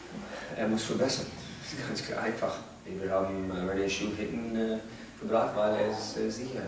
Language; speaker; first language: German; non-native, fluent; English